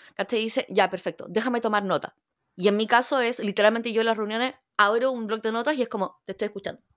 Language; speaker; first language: Spanish; early bilingual, other home language; Korean